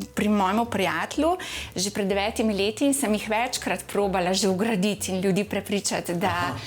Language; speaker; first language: Slovenian; native; Slovenian